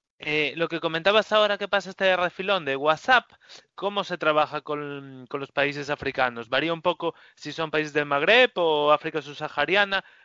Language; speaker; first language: Spanish; native; Spanish